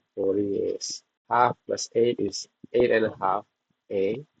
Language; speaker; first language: English; non-native, fluent; Indonesian